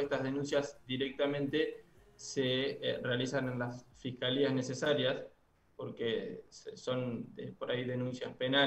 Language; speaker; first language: Spanish; native; Spanish